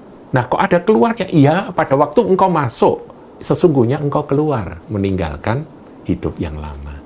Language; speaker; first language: Indonesian; native; Indonesian